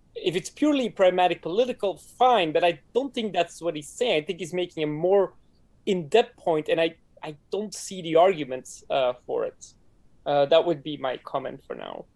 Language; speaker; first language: English; non-native, fluent; Dutch